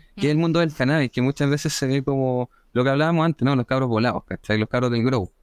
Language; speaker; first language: Spanish; native; Spanish